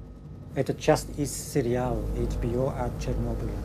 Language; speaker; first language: Russian; non-native, learner; Dutch